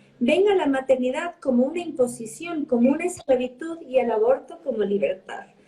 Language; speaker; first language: Spanish; early bilingual, heritage; Spanish